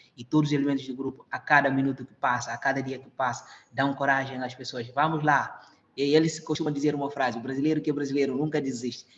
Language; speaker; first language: Portuguese; non-native, local second language; Upper Guinea Crioulo